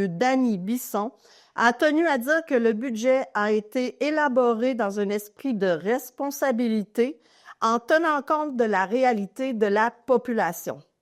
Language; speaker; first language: French; native; French